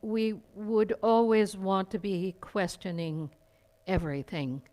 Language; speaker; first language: English; native; English